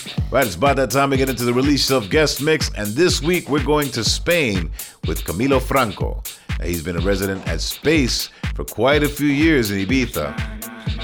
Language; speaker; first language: English; native; English